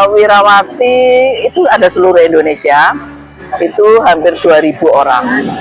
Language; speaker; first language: Indonesian; native; Indonesian